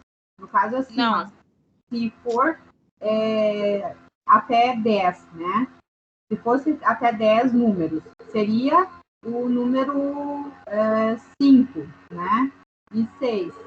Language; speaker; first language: Portuguese; native; Portuguese